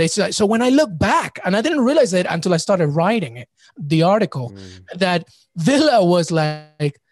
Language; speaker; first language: English; early bilingual, other home language; Spanish